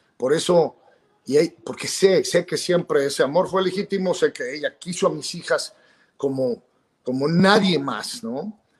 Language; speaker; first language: Spanish; native; Spanish